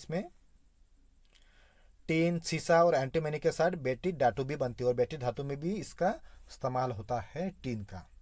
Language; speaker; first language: Hindi; non-native, local second language; Marathi